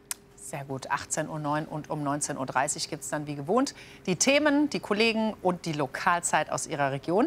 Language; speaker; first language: German; native; German